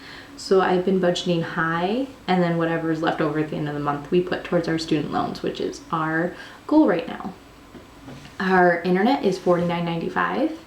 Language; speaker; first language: English; native; English